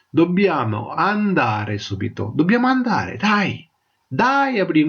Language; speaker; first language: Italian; non-native, fluent; Tamil